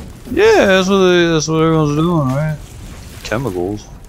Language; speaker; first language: English; early bilingual, other home language; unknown